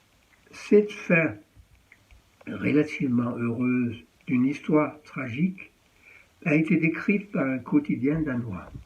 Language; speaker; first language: French; early bilingual, heritage; French